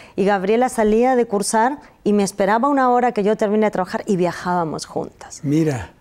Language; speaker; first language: Spanish; native; Spanish